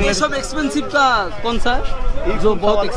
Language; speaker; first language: Hindi; non-native, learner; Bangla